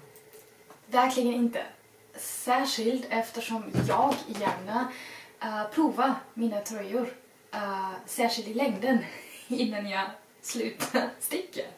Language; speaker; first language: Swedish; non-native, fluent; German